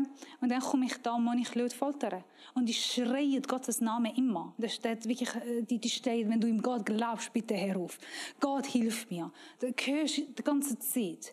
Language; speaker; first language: German; non-native, learner; Persian